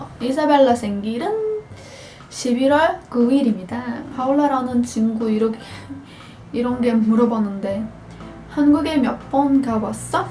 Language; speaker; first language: Korean; non-native, fluent; Portuguese